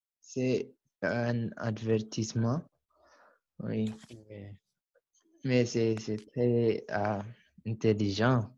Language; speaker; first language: French; non-native, learner; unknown